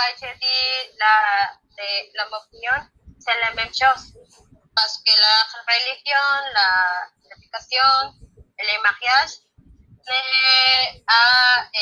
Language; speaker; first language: Spanish; non-native, learner; French